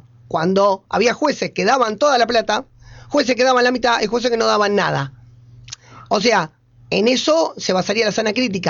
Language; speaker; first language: Spanish; native; Spanish